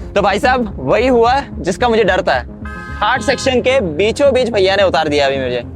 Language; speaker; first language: Hindi; non-native, local second language; Kannada